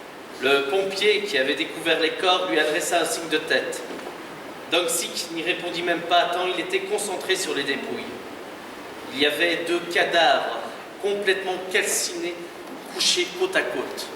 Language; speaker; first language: French; native; French